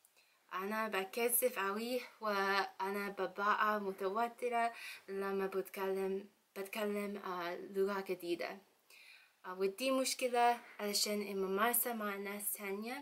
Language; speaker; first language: Arabic; non-native, learner; English